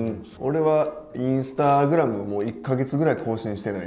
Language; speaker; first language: Japanese; native; Japanese